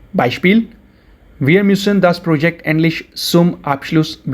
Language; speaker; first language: German; non-native, fluent; Hindi